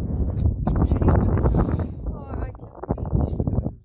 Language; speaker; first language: French; native; French